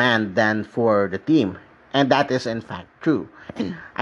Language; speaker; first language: English; non-native, local second language; Filipino